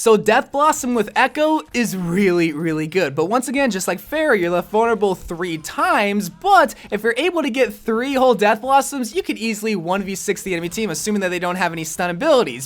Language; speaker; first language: English; native; English